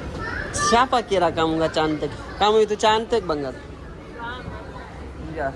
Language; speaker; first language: Indonesian; non-native, learner; Urdu